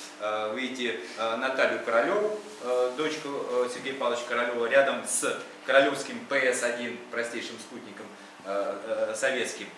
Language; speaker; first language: Russian; native; Russian